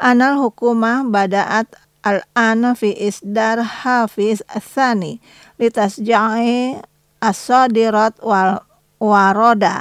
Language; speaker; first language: Arabic; non-native, fluent; Indonesian